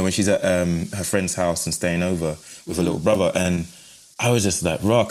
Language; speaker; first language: English; native; English